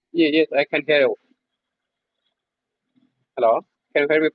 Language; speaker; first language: English; non-native, learner; Bangla